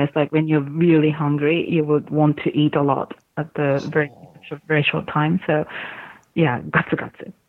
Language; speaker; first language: English; non-native, fluent; Japanese